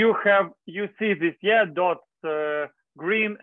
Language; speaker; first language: English; non-native, learner; Ukrainian